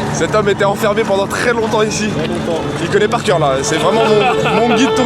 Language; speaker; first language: French; native; French